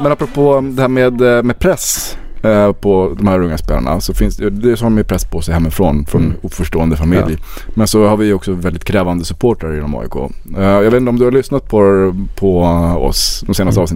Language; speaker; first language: Swedish; native; Swedish